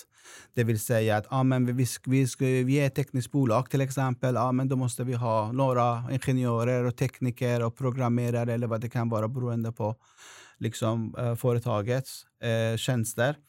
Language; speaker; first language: Swedish; non-native, fluent; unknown